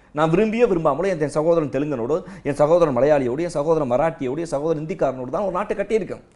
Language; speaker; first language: Tamil; native; Tamil